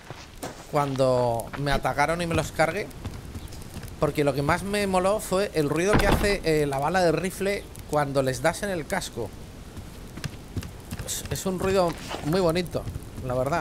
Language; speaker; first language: Spanish; native; Spanish